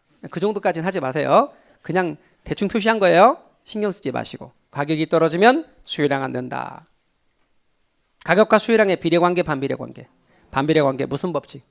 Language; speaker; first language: Korean; native; Korean